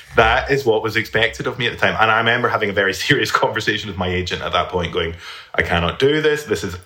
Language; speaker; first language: English; native; English